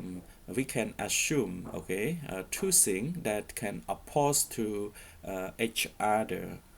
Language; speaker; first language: English; non-native, fluent; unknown